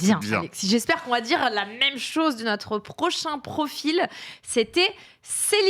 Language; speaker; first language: French; native; French